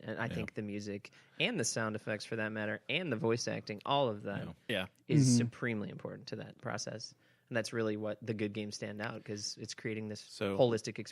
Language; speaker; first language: English; native; English